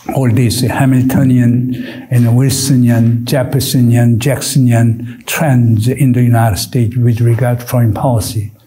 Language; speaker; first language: English; non-native, fluent; Korean